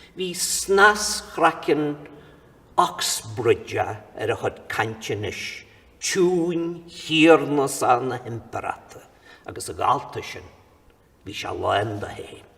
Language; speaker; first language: Irish; native; Irish